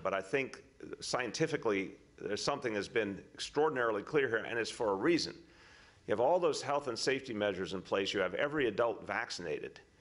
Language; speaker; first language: English; native; English